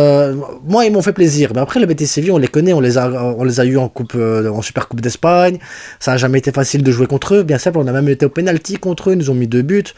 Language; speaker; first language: French; native; French